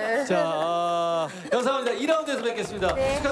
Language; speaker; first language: Korean; native; Korean